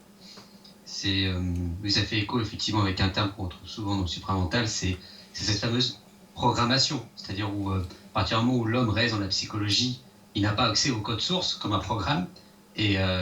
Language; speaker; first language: French; native; French